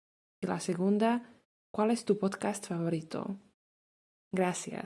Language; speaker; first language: Spanish; non-native, learner; Slovak